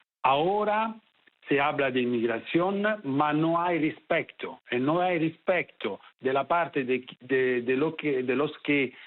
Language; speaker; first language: Spanish; non-native, fluent; Italian